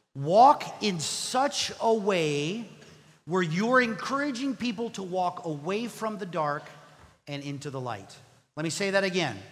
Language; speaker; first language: English; non-native, fluent; Spanish